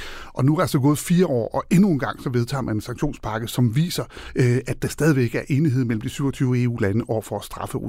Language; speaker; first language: Danish; native; Danish